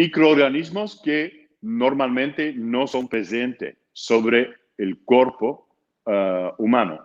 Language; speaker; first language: Spanish; non-native, fluent; Dutch